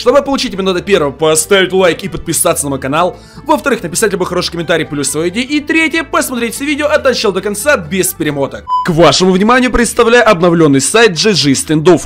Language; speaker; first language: Russian; native; Russian